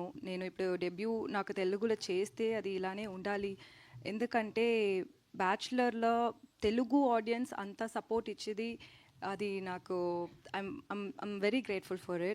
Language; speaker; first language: Telugu; non-native, learner; Tamil